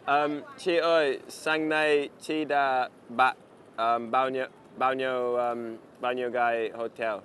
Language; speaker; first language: Vietnamese; non-native, learner; English